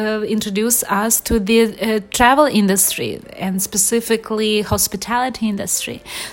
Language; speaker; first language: English; non-native, fluent; Ukrainian